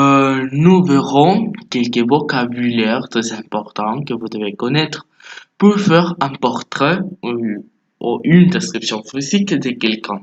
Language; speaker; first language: French; non-native, fluent; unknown